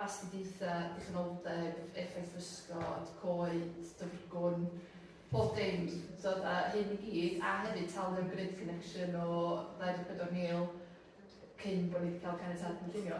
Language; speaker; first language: Welsh; native; Welsh